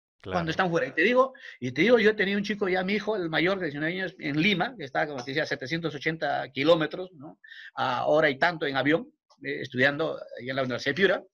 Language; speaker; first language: Spanish; native; Spanish